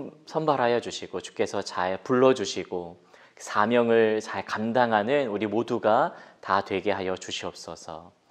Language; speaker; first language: Korean; native; Korean